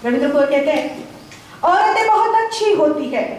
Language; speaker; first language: Hindi; non-native, local second language; Marathi